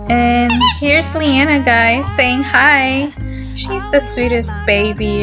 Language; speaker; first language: English; non-native, local second language; Filipino